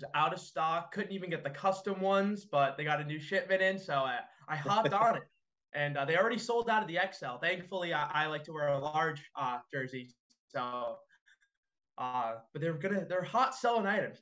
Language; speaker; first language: English; native; English